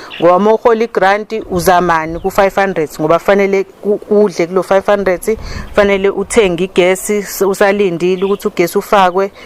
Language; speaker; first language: Zulu; native; Zulu